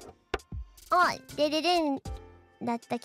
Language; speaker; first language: Japanese; non-native, fluent; English